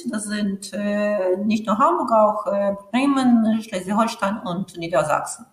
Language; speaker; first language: German; non-native, fluent; Ukrainian